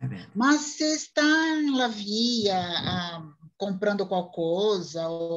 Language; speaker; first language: Italian; non-native, learner; Portuguese